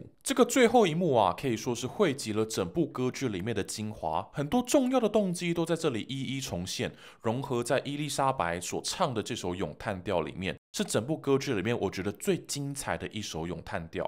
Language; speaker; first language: Chinese; native; Chinese